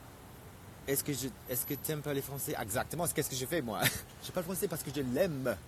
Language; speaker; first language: French; non-native, fluent; English